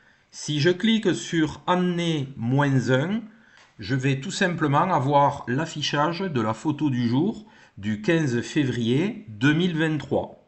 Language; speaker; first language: French; native; French